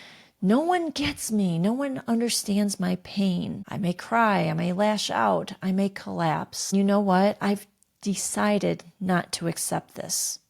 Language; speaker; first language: English; native; English